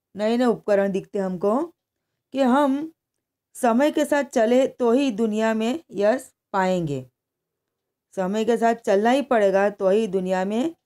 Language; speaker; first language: Hindi; non-native, local second language; Gujarati